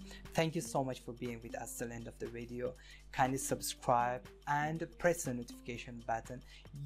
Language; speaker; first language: English; non-native, fluent; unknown